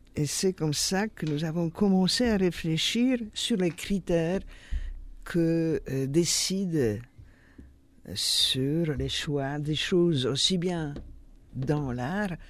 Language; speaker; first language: French; non-native, fluent; Polish